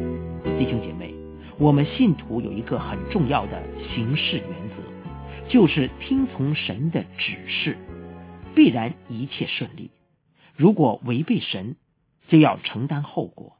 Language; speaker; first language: Chinese; native; Chinese